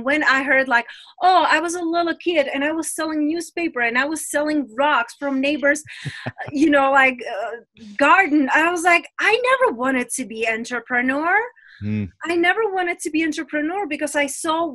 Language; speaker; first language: English; non-native, fluent; Czech